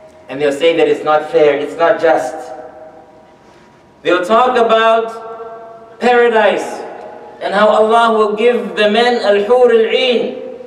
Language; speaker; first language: English; native; English